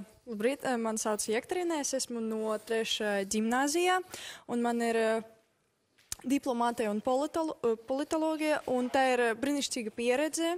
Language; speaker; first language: Latvian; non-native, local second language; Russian